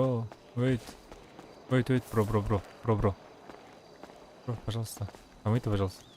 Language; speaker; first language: Russian; non-native, learner; Kara-Kalpak